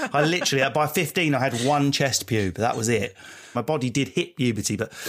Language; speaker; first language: English; native; English